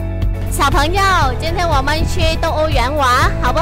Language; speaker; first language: Chinese; non-native, learner; Vietnamese